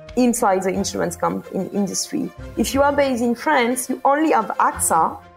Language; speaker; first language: English; non-native, fluent; French